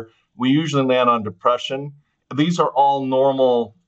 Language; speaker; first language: English; native; English